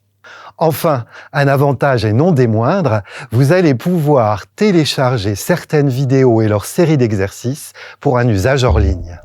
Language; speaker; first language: French; native; French